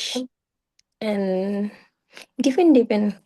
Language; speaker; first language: English; non-native, learner; Bangla